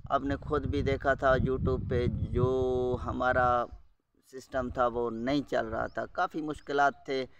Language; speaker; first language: Urdu; non-native, fluent; Saraiki